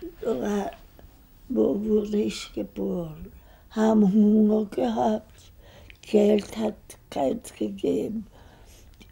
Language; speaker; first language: German; early bilingual, other home language; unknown